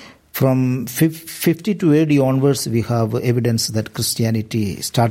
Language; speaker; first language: English; non-native, local second language; Malayalam